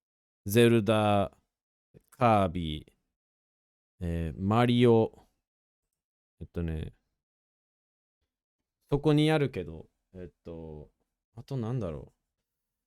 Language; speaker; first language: Japanese; non-native, fluent; English